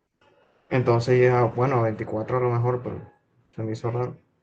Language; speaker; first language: Spanish; native; Spanish